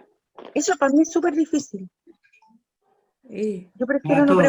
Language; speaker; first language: Spanish; native; Spanish